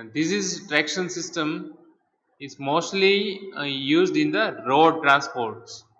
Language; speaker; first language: English; non-native, local second language; Gujarati